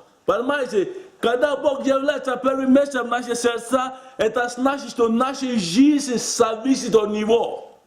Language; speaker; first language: Russian; non-native, learner; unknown